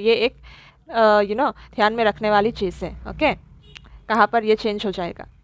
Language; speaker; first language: Hindi; non-native, local second language; Assamese